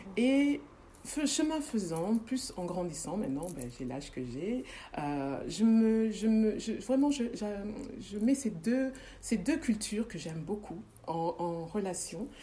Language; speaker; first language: French; early bilingual, other home language; Kongo